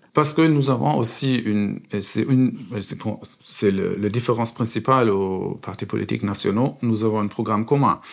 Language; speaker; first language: French; non-native, fluent; German